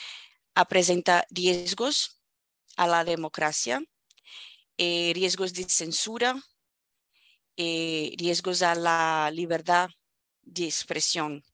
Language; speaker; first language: Spanish; non-native, fluent; Portuguese